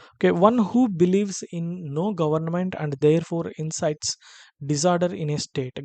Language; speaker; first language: English; non-native, local second language; Telugu